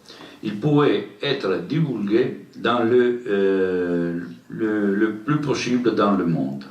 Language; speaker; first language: French; non-native, learner; Italian